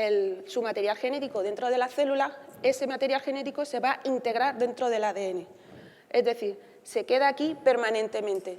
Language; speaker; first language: Spanish; native; Spanish